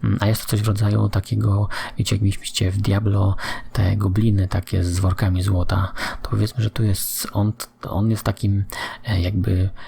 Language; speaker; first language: Polish; native; Polish